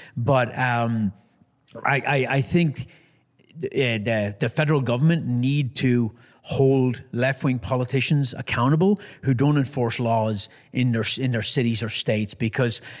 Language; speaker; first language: English; native; English